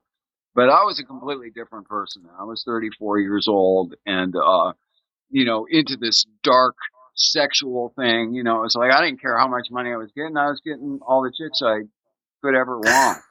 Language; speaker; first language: English; native; English